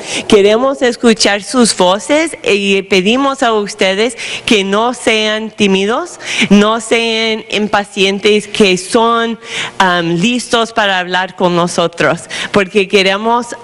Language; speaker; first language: Spanish; non-native, fluent; English